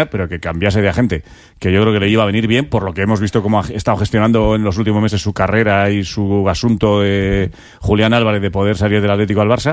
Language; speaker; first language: Spanish; native; Spanish